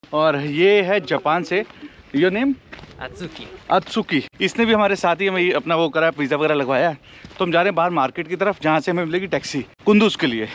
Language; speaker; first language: Hindi; native; Hindi